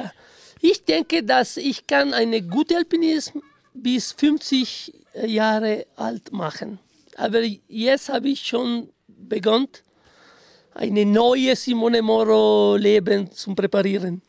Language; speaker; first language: German; non-native, fluent; Italian